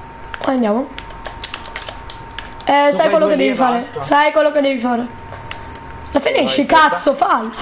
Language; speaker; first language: Italian; native; Italian